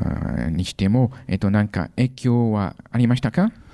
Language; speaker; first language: Japanese; non-native, fluent; French